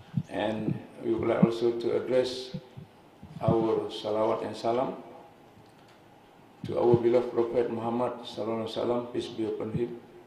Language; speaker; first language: English; non-native, fluent; Indonesian